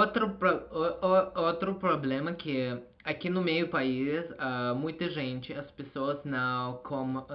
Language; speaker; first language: Portuguese; non-native, learner; Azerbaijani